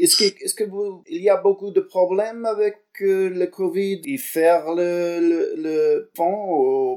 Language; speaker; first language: French; non-native, learner; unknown